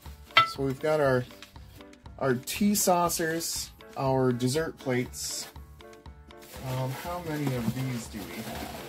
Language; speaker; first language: English; native; English